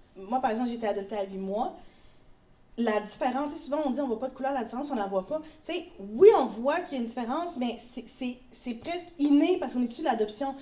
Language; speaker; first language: French; native; French